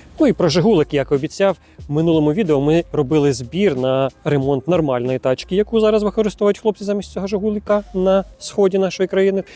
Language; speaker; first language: Ukrainian; non-native, local second language; Russian